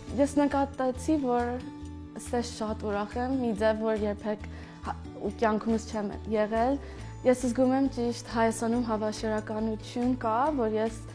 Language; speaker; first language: Armenian; early bilingual, heritage; Armenian